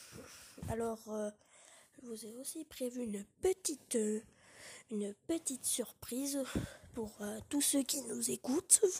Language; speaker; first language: French; native; French